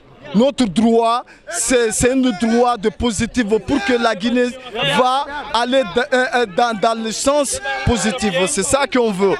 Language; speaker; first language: French; non-native, local second language; Fula